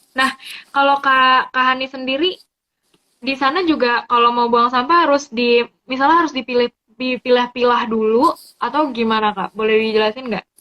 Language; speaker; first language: Indonesian; native; Indonesian